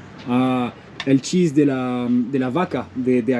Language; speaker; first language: Spanish; non-native, learner; French